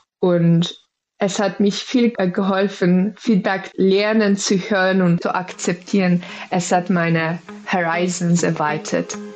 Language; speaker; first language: German; non-native, fluent; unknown